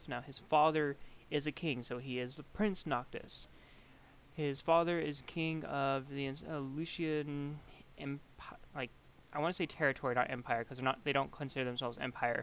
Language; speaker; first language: English; native; English